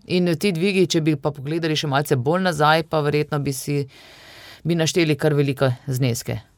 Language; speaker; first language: Slovenian; native; Slovenian